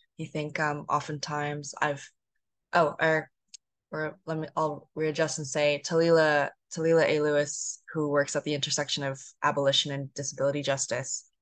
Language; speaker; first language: English; native; English